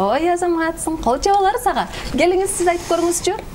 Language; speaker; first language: Kyrgyz; native; Kyrgyz